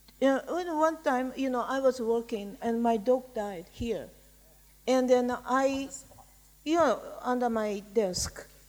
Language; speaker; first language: English; non-native, fluent; Japanese